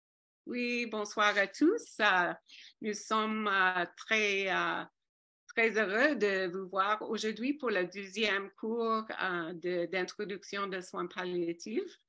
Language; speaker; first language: French; non-native, fluent; English